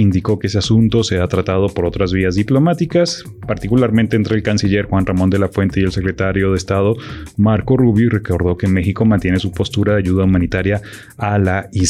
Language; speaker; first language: Spanish; native; Spanish